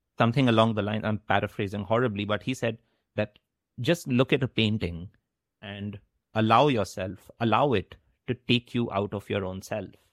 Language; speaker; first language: English; non-native, local second language; Hindi